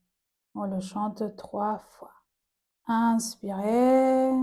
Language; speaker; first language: French; native; French